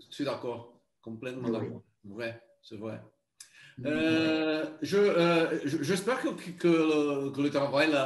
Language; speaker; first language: French; non-native, learner; Portuguese